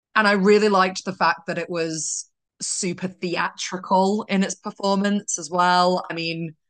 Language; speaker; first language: English; early bilingual, other home language; Polish